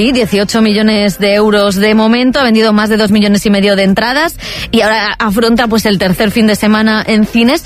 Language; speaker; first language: Spanish; native; Spanish